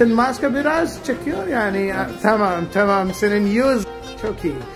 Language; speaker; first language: Turkish; non-native, learner; Urdu